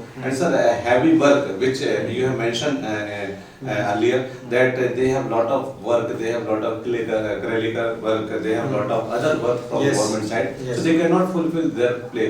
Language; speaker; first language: English; non-native, local second language; Hindi